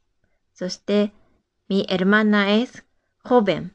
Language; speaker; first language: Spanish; non-native, fluent; Japanese